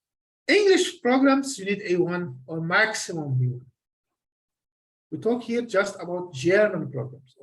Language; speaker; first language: English; non-native, fluent; Arabic